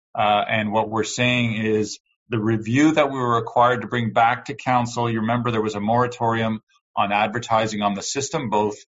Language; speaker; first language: English; native; English